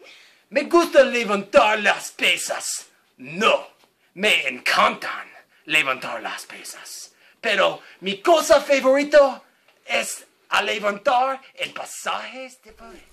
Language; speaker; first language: Spanish; non-native, learner; English